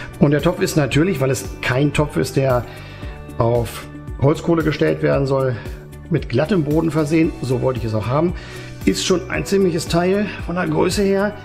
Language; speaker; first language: German; native; German